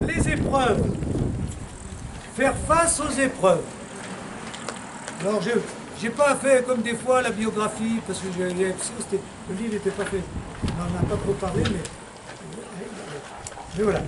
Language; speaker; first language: French; native; French